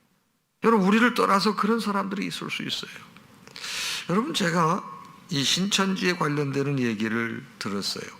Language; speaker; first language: Korean; native; Korean